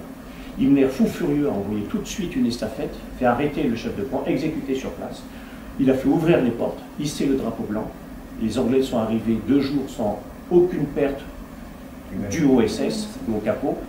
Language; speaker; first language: French; native; French